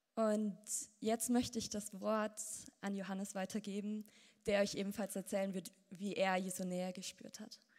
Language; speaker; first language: German; native; German